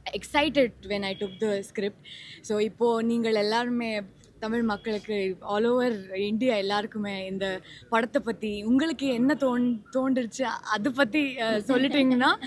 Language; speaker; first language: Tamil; non-native, learner; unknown